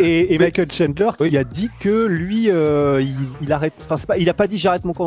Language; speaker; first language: French; native; French